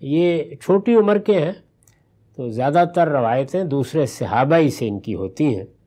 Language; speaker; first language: Urdu; non-native, local second language; Punjabi